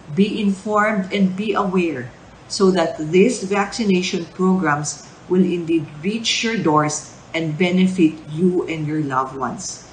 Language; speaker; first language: English; non-native, local second language; Chavacano